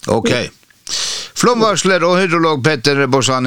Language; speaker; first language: Norwegian; native; Norwegian